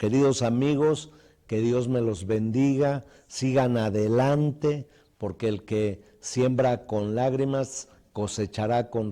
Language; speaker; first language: Spanish; native; Spanish